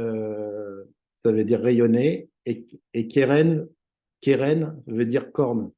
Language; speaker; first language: French; native; French